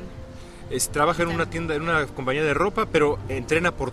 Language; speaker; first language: Spanish; native; Spanish